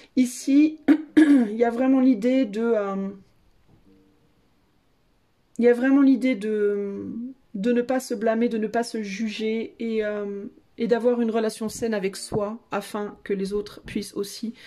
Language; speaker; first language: French; native; French